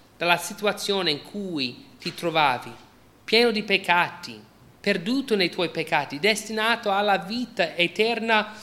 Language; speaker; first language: Italian; non-native, fluent; English